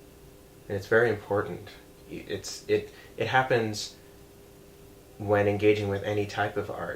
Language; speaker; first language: English; native; English